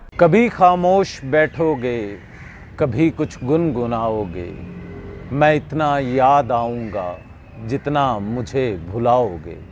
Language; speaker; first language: Urdu; non-native, local second language; Punjabi